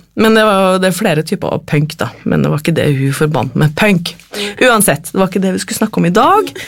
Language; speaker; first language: Norwegian; native; Norwegian